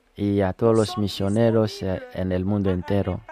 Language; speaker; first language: Spanish; non-native, fluent; French